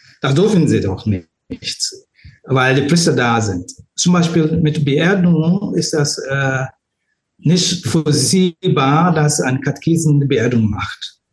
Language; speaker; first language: German; non-native, learner; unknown